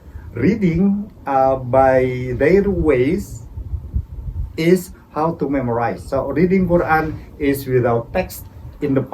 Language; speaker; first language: English; non-native, fluent; Indonesian